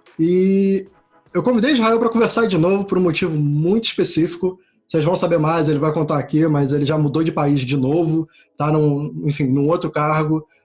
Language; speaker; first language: Portuguese; native; Portuguese